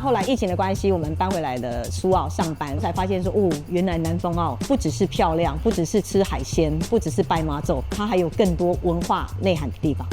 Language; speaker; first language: Chinese; native; Chinese